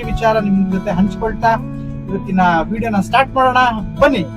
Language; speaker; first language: Kannada; non-native, local second language; Tulu